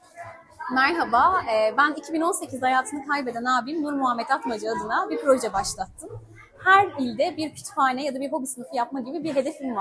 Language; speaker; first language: Turkish; native; Turkish